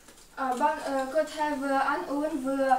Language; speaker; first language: Vietnamese; non-native, learner; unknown